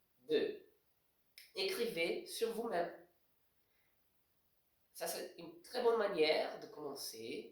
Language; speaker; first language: French; non-native, fluent; Portuguese